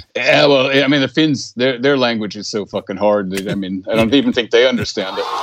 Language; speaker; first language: English; native; English